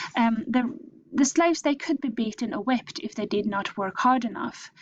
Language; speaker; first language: English; non-native, fluent; Norwegian